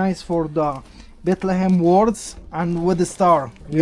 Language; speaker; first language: English; non-native, learner; Arabic